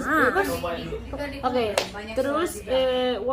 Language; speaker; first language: Indonesian; non-native, fluent; Spanish